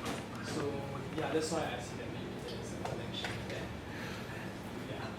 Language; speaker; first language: English; non-native, fluent; Indonesian